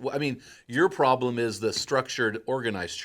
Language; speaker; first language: English; native; English